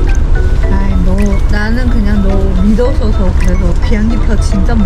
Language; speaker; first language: Korean; non-native, learner; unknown